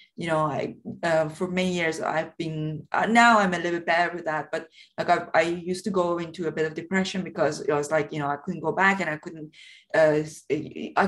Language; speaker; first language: English; non-native, fluent; Persian